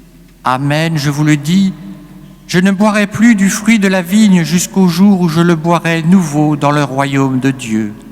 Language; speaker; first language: French; native; French